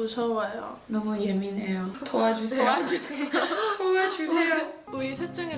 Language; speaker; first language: Korean; early bilingual, heritage; English